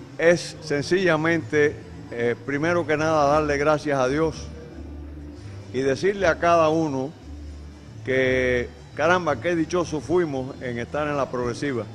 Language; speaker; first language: Spanish; native; Spanish